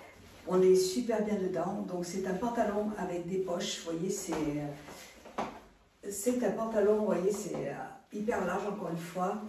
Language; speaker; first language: French; native; French